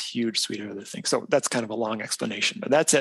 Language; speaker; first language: English; native; English